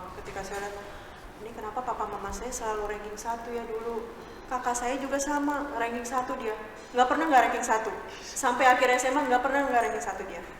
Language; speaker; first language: Indonesian; native; Indonesian